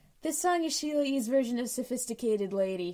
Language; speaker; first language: English; native; English